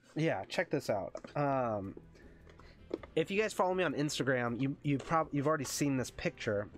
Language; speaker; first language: English; native; English